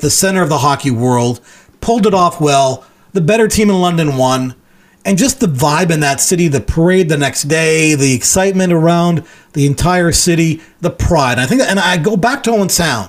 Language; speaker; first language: English; native; English